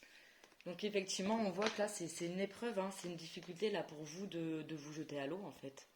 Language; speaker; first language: French; native; French